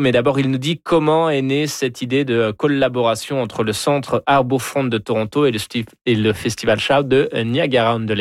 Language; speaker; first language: French; native; French